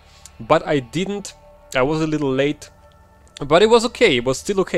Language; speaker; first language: English; non-native, fluent; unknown